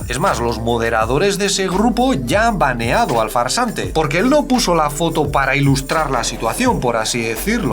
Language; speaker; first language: Spanish; native; Spanish